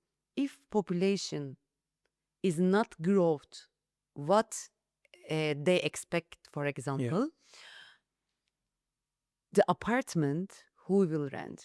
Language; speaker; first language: English; non-native, learner; Turkish